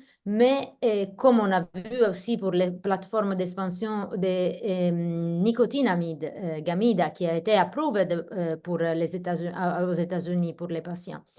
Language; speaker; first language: French; non-native, fluent; Italian